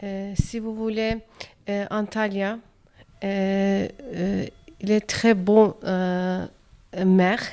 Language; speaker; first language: French; non-native, learner; Turkish